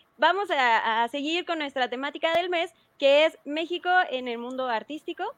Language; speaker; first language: Spanish; native; Spanish